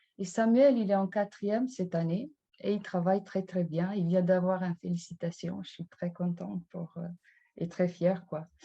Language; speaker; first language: French; non-native, fluent; Albanian